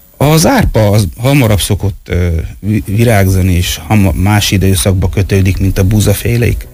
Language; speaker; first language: Hungarian; native; Hungarian